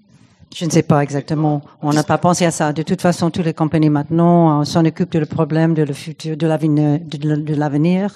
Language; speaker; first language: French; non-native, fluent; English